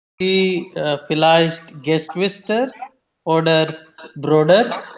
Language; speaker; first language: German; non-native, learner; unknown